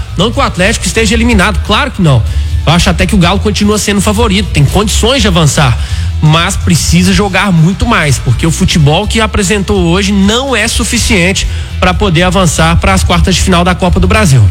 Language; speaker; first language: Portuguese; native; Portuguese